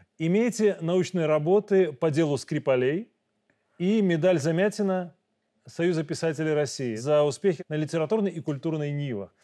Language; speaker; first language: Russian; native; Russian